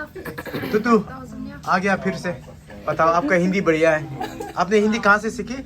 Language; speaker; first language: Hindi; non-native, local second language; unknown